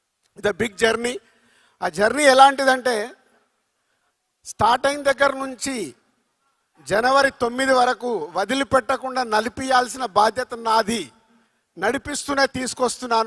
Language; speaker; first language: Telugu; native; Telugu